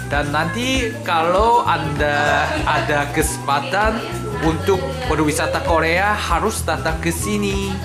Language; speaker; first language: Indonesian; non-native, learner; Korean